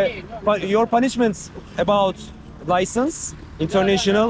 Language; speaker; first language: English; non-native, learner; Turkish